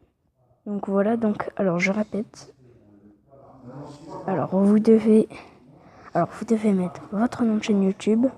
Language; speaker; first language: French; native; French